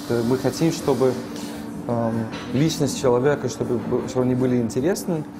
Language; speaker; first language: Russian; non-native, fluent; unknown